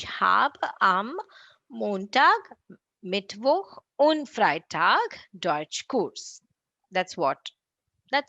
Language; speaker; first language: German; non-native, learner; Tamil